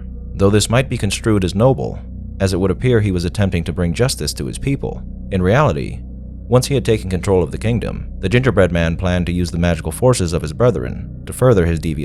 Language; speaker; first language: English; native; English